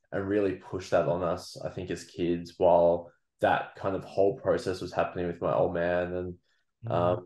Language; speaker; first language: English; native; English